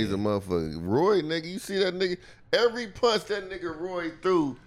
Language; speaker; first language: English; native; English